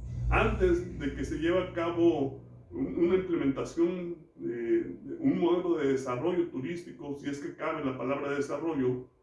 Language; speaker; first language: Spanish; native; Spanish